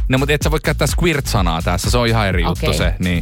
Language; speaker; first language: Finnish; native; Finnish